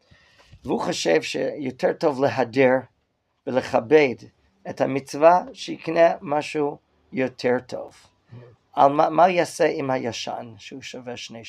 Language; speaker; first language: Hebrew; non-native, fluent; English